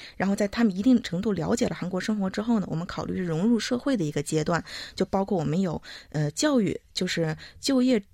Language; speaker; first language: Chinese; native; Chinese